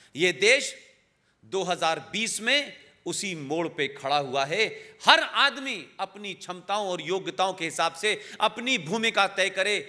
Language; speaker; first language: Hindi; native; Hindi